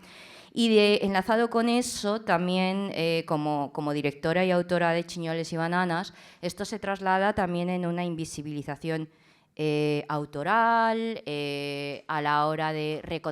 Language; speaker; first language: Spanish; early bilingual, other home language; Chinese